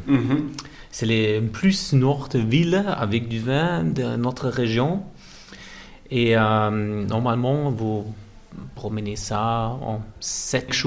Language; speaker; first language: French; non-native, fluent; German